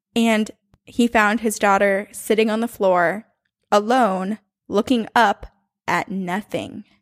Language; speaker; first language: English; native; English